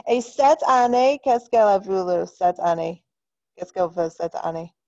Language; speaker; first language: French; non-native, fluent; English